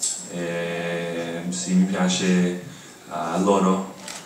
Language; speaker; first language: Italian; non-native, learner; English